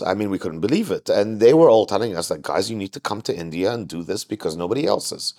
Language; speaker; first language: English; non-native, fluent; Arabic